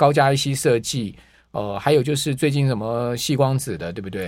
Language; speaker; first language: Chinese; native; Chinese